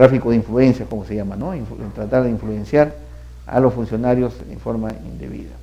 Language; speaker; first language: Spanish; native; Spanish